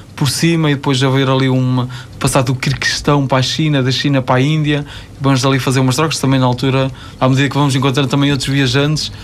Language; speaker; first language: Portuguese; native; Portuguese